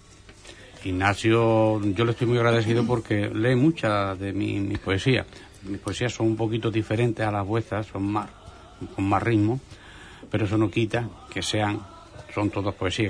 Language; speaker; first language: Spanish; native; Spanish